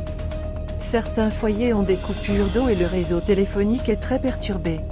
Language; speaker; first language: French; native; French